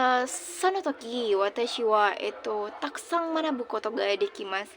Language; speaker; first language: Japanese; non-native, learner; Indonesian